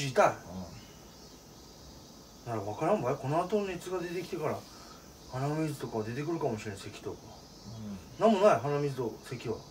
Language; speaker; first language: Japanese; native; Japanese